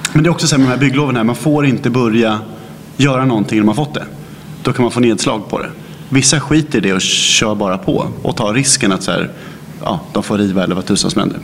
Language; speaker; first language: Swedish; native; Swedish